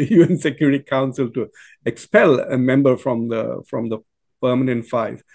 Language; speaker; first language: English; non-native, local second language; Urdu